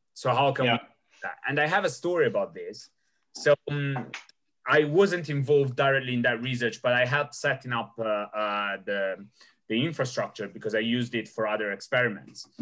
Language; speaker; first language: English; non-native, fluent; Italian